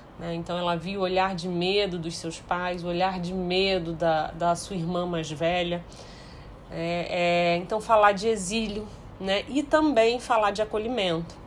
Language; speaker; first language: Portuguese; early bilingual, heritage; Portuguese